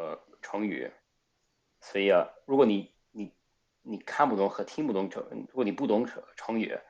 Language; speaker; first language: Chinese; non-native, fluent; Spanish